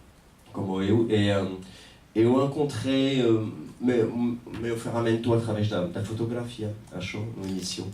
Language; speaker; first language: Portuguese; non-native, fluent; French